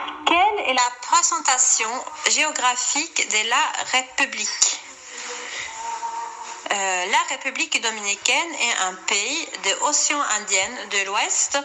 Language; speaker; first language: French; non-native, learner; Swedish